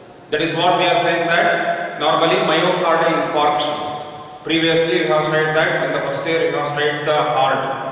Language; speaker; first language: English; non-native, local second language; Kannada